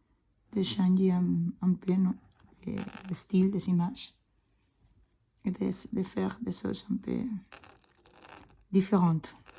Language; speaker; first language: French; non-native, fluent; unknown